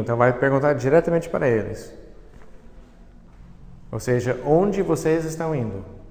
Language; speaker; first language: Portuguese; non-native, fluent; English